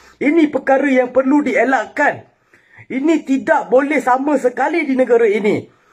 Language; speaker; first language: Malay; non-native, local second language; Tamil